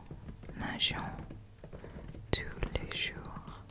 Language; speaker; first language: French; non-native, learner; English